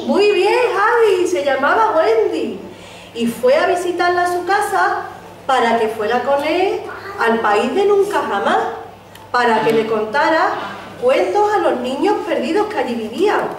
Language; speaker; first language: Spanish; native; Spanish